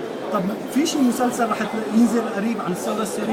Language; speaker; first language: Arabic; native; Arabic